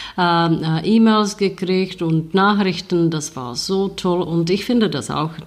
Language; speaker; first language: German; non-native, fluent; Czech